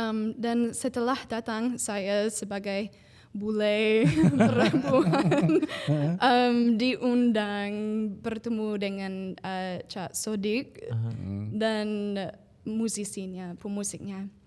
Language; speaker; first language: Indonesian; non-native, fluent; English